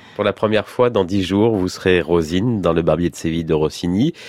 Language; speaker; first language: French; native; French